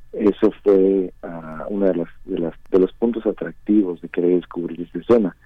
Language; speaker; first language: Spanish; native; Spanish